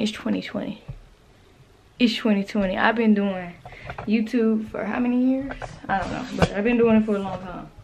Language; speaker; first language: English; native; English